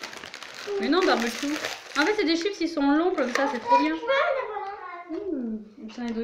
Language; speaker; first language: French; native; French